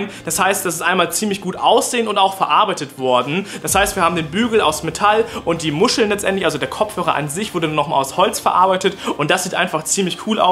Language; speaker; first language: German; native; German